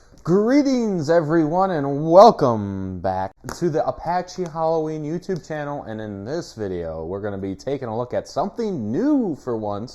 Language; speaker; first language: English; native; English